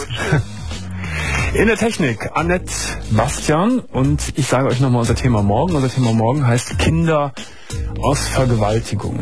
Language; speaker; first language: German; native; German